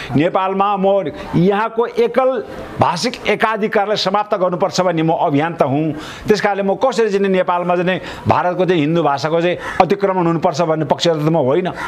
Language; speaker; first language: Nepali; non-native, local second language; Sherpa